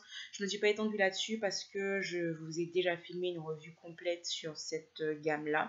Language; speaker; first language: French; native; French